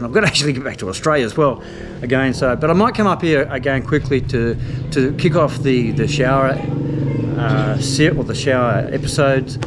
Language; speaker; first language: English; native; English